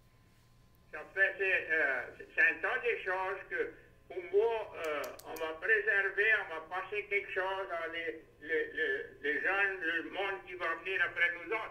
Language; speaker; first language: French; native; French